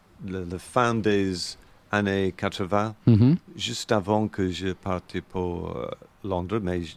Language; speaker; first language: French; non-native, learner; English